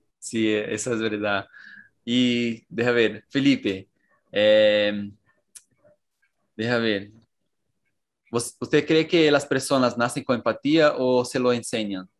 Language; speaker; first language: Spanish; non-native, fluent; Portuguese